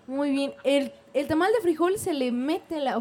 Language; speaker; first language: Spanish; native; Spanish